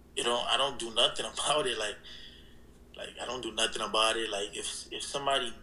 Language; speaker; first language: English; early bilingual, other home language; Haitian Creole